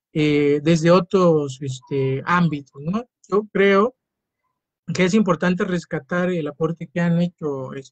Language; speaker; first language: Spanish; native; Spanish